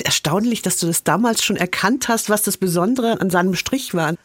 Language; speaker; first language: German; native; German